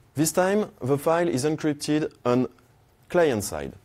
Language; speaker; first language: English; non-native, fluent; French